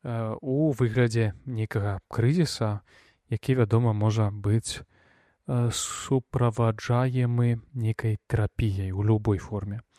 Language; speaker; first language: Belarusian; non-native, local second language; Russian